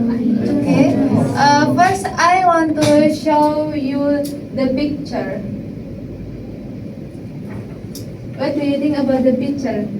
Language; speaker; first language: English; non-native, learner; Indonesian